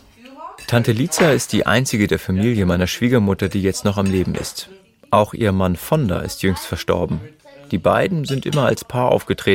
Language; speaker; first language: German; native; German